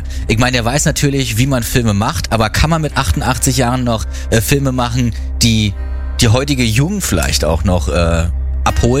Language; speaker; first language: German; native; German